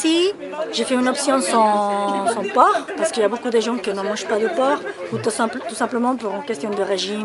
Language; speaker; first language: French; non-native, fluent; Spanish